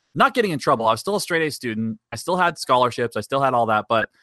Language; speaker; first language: English; native; English